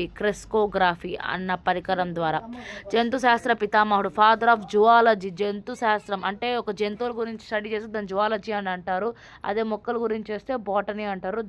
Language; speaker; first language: Telugu; non-native, local second language; Hindi